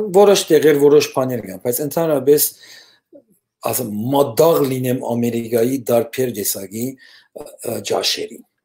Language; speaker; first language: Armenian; early bilingual, heritage; Armenian